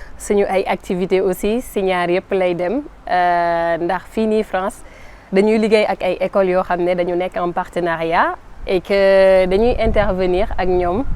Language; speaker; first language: Wolof; native; Wolof